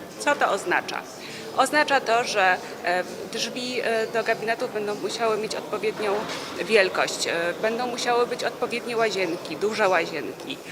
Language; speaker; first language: Polish; native; Polish